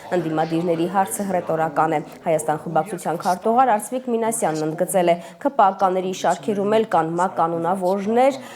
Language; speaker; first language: Armenian; native; Armenian